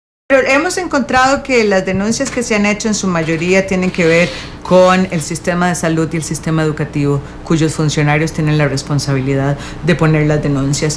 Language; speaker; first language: Spanish; native; Spanish